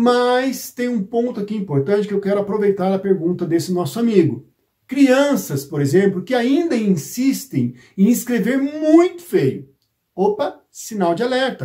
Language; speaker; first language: Portuguese; native; Portuguese